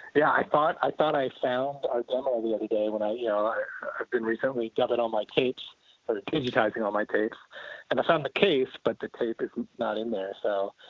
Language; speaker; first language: English; native; English